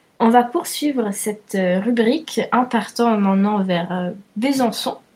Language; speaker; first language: French; non-native, fluent; Italian